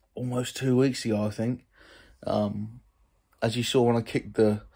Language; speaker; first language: English; native; English